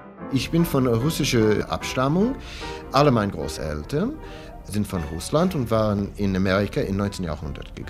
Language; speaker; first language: German; non-native, learner; English